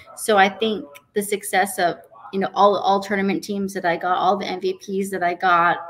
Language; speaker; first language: English; native; English